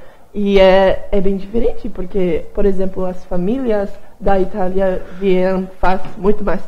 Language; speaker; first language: Portuguese; non-native, fluent; English